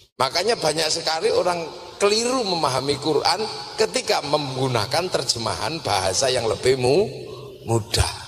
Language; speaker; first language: Indonesian; non-native, local second language; Javanese